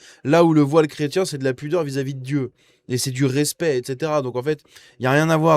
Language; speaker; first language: French; native; French